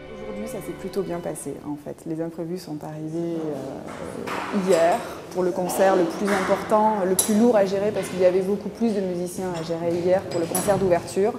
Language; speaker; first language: French; native; French